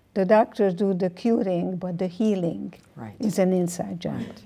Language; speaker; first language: English; non-native, fluent; Hungarian